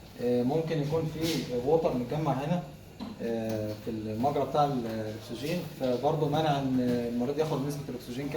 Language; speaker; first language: Arabic; native; Arabic